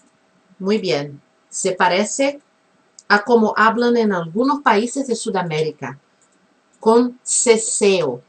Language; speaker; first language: Spanish; non-native, fluent; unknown